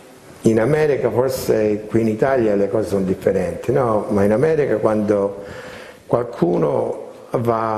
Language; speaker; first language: Italian; early bilingual, heritage; Italian